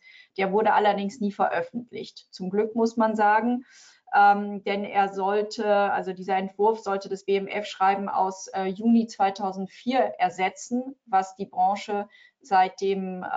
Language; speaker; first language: German; native; German